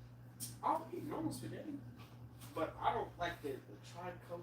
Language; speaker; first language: English; native; English